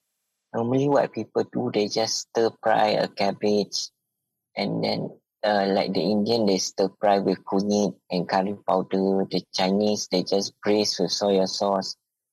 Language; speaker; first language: English; non-native, local second language; Malay